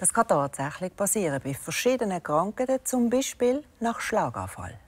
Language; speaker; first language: German; native; German